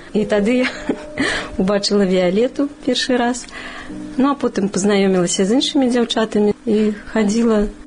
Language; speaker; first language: Belarusian; non-native, local second language; Russian